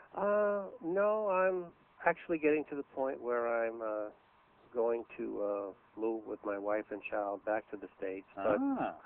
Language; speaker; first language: English; native; English